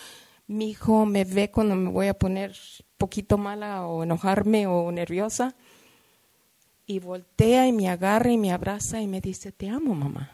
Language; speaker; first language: Spanish; early bilingual, heritage; Spanish